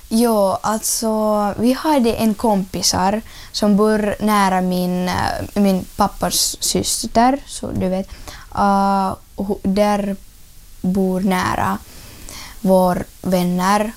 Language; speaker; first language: Swedish; non-native, learner; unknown